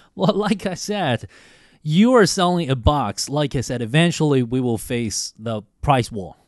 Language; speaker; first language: English; non-native, fluent; Chinese